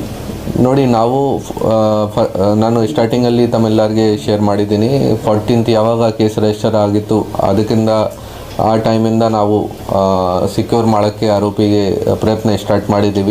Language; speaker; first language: Kannada; non-native, fluent; Hindi